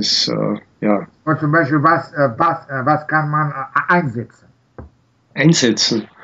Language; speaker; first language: German; non-native, learner; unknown